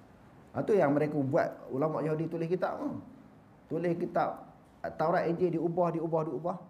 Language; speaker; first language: Malay; native; Malay